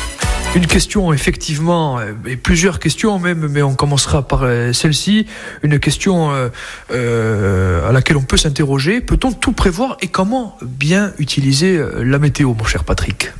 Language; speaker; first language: French; native; French